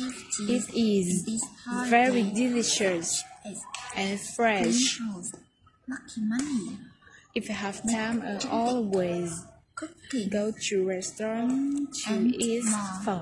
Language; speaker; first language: English; non-native, learner; Vietnamese